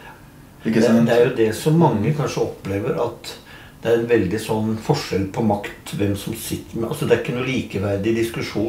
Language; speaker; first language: Norwegian; native; Norwegian